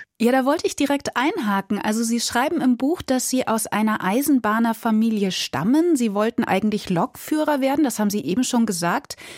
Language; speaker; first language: German; native; German